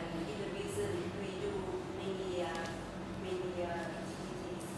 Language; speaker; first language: English; non-native, local second language; Vietnamese